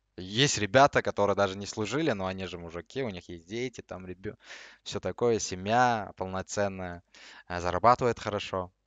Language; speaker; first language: Russian; non-native, local second language; Uzbek